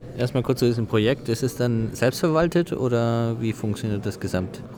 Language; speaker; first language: German; native; German